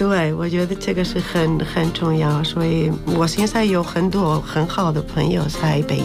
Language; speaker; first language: Chinese; non-native, fluent; Spanish